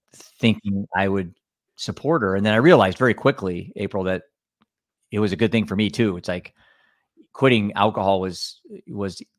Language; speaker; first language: English; native; English